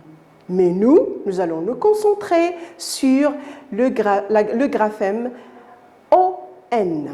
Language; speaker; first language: French; non-native, local second language; Arabic